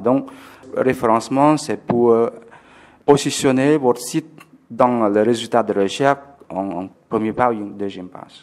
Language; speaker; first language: French; non-native, fluent; Khmer